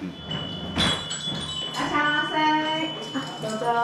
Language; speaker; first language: Japanese; non-native, fluent; Chinese